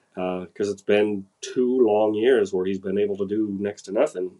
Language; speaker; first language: English; native; English